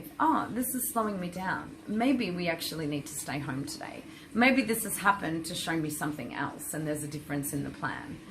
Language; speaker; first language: English; native; English